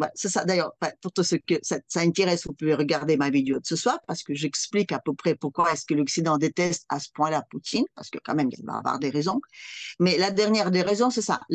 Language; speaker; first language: French; non-native, fluent; Russian